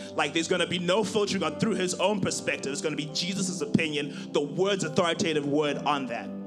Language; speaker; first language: English; non-native, local second language; Shona